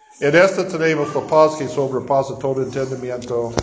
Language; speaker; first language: Spanish; non-native, fluent; English